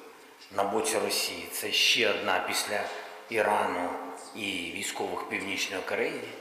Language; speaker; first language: Ukrainian; non-native, local second language; Russian